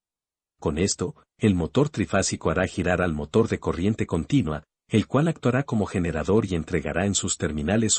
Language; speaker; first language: Spanish; native; Spanish